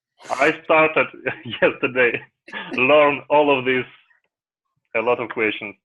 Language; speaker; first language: English; non-native, learner; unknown